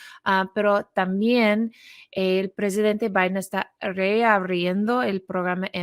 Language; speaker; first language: Spanish; non-native, fluent; English